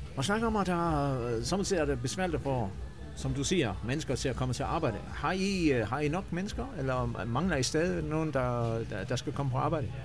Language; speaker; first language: Danish; non-native, local second language; Faroese